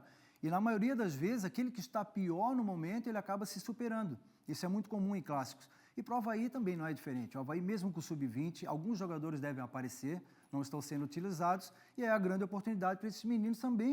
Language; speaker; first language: Portuguese; native; Portuguese